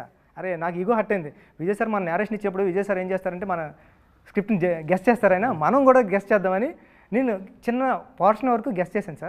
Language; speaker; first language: Telugu; native; Telugu